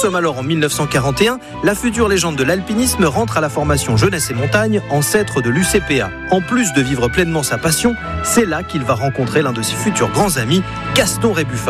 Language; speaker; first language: French; native; French